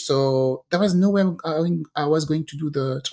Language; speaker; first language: English; non-native, fluent; French